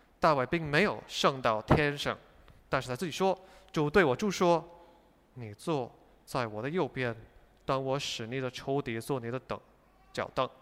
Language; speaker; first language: Chinese; non-native, fluent; English